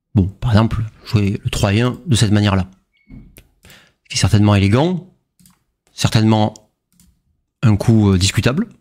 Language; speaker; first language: French; native; French